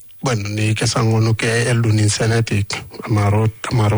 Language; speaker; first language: Basque; non-native, learner; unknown